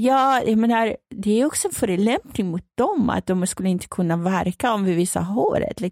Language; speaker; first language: Swedish; non-native, fluent; Persian